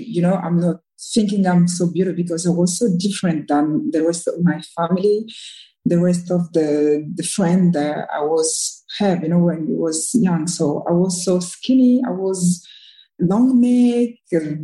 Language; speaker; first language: English; non-native, learner; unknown